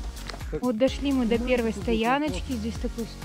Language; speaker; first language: Russian; native; Russian